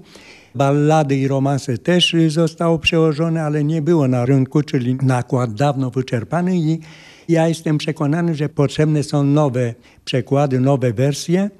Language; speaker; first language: Polish; non-native, fluent; Romanian